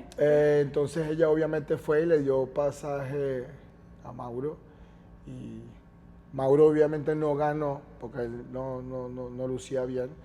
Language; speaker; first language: Spanish; native; Spanish